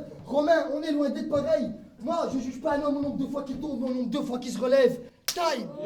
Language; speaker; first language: French; native; French